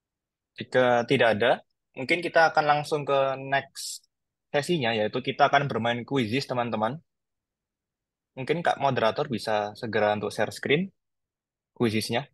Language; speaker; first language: Indonesian; native; Indonesian